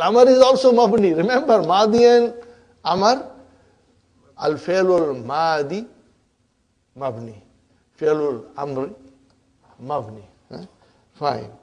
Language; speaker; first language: Arabic; non-native, fluent; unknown